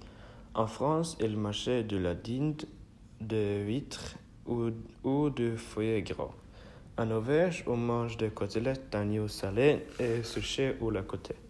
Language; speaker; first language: French; non-native, learner; Norwegian